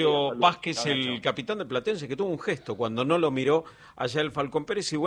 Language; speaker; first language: Spanish; native; Spanish